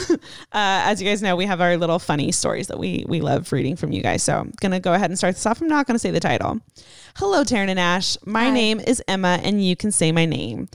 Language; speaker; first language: English; native; English